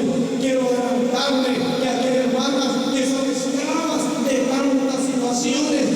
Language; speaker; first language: Spanish; native; Spanish